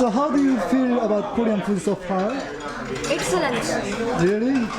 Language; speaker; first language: English; non-native, fluent; Korean